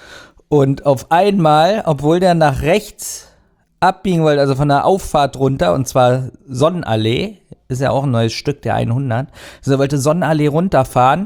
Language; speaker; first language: German; native; German